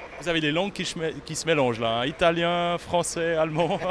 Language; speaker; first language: French; native; French